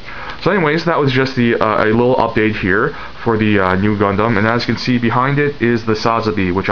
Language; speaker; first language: English; native; English